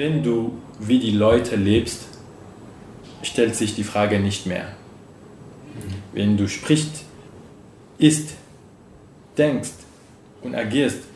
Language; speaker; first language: German; non-native, fluent; French